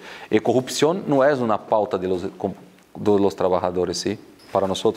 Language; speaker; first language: Spanish; non-native, fluent; Portuguese